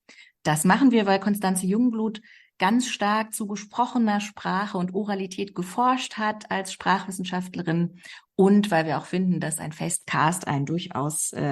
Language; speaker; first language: German; native; German